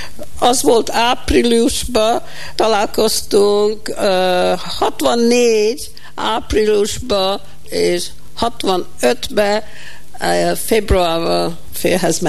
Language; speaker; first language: Hungarian; early bilingual, heritage; Hungarian